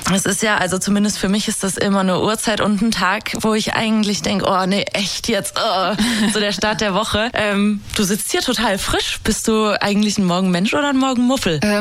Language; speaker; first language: German; native; German